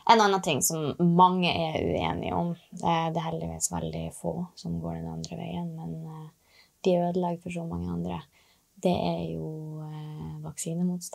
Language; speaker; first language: Norwegian; native; Norwegian